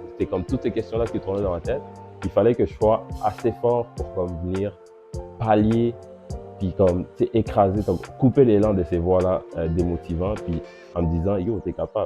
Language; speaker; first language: French; native; French